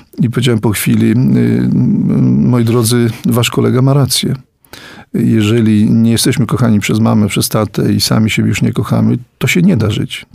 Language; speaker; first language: Polish; native; Polish